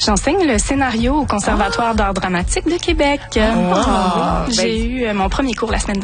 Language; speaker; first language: French; native; French